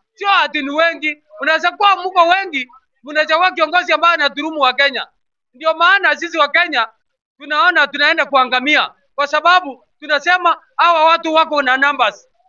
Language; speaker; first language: Swahili; non-native, local second language; Gusii